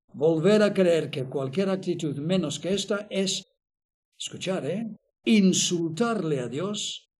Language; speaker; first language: Spanish; non-native, fluent; English